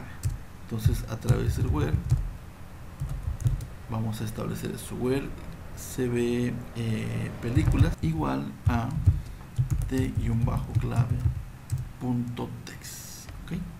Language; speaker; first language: Spanish; native; Spanish